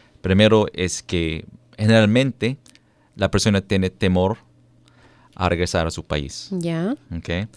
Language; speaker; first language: Spanish; non-native, fluent; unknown